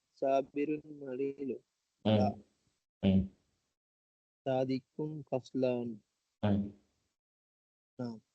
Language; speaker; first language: Arabic; non-native, learner; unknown